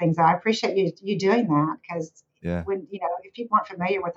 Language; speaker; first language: English; native; English